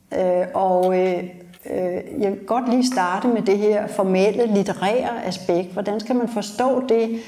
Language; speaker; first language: Danish; native; Danish